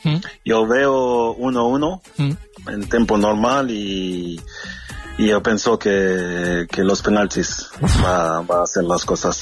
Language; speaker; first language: Spanish; non-native, fluent; French